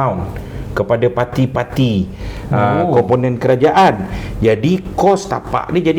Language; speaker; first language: Malay; native; Malay